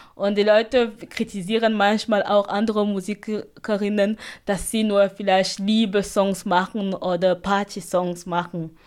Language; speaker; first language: German; non-native, fluent; Basaa